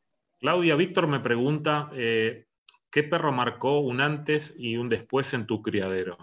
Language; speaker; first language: Spanish; native; Spanish